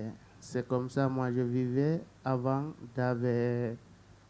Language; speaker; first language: French; non-native, learner; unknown